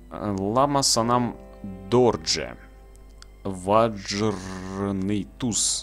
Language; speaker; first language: Russian; native; Russian